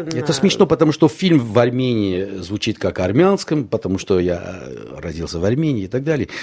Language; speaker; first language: Russian; non-native, local second language; Armenian